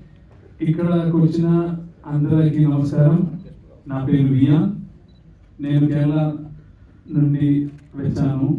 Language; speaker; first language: Telugu; non-native, learner; Malayalam